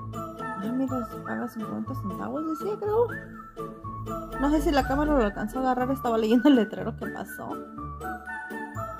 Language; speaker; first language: Spanish; native; Spanish